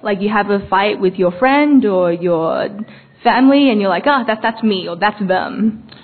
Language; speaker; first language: English; early bilingual, other home language; Chinese